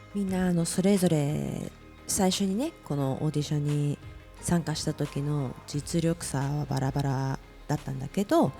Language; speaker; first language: Japanese; native; Japanese